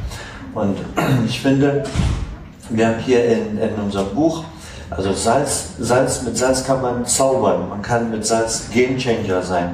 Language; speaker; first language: German; non-native, fluent; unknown